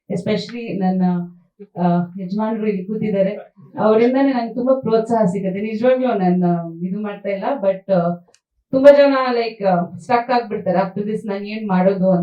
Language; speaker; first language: Kannada; non-native, fluent; Bangla